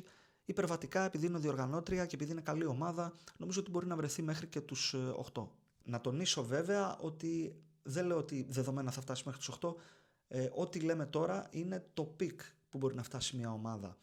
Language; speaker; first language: Greek; native; Greek